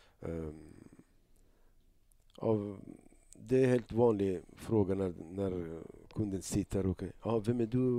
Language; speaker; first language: Swedish; non-native, learner; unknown